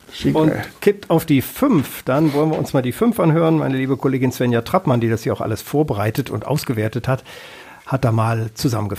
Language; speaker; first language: German; native; German